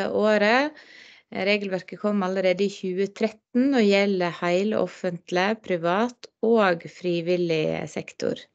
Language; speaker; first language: Norwegian; native; Norwegian